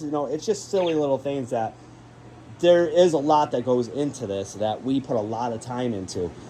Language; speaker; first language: English; native; English